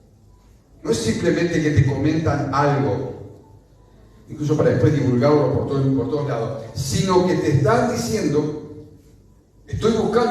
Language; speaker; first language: Spanish; native; Spanish